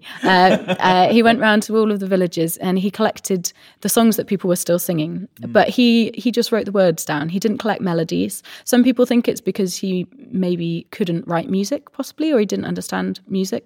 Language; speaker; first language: English; native; English